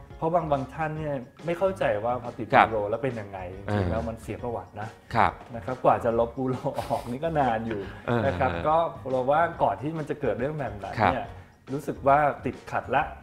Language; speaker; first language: Thai; native; Thai